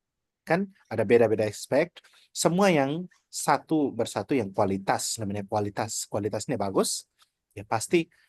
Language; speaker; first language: Indonesian; non-native, learner; Nepali